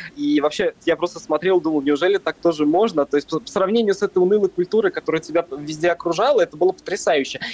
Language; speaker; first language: Russian; native; Russian